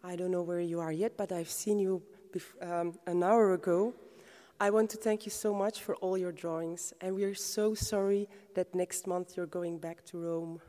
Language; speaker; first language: English; non-native, fluent; Dutch